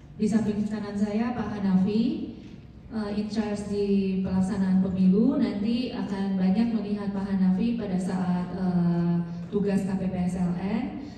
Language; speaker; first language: Indonesian; native; Indonesian